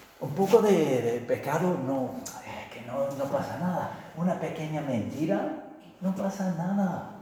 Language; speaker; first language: Spanish; non-native, fluent; English